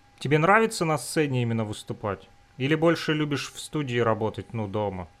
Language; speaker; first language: Russian; native; Russian